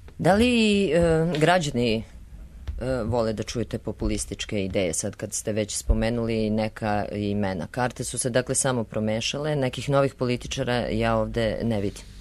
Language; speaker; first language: Serbian; native; Serbian